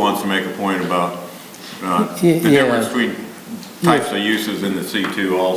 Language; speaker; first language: English; native; English